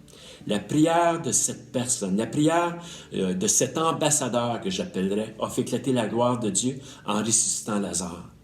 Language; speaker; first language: French; native; French